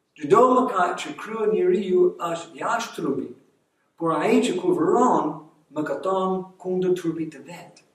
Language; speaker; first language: Albanian; non-native, fluent; English